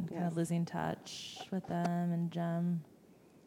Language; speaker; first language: English; native; English